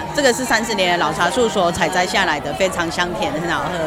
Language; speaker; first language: Chinese; native; Chinese